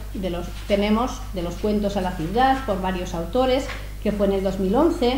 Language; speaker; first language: Spanish; native; Spanish